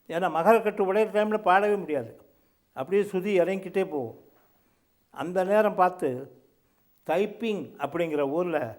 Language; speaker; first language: Tamil; early bilingual, heritage; Tamil